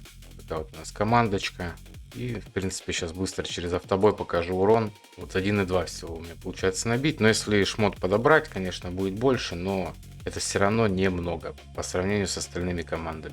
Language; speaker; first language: Russian; native; Russian